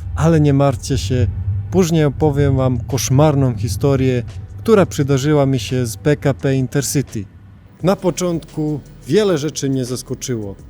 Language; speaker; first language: Polish; non-native, fluent; Serbian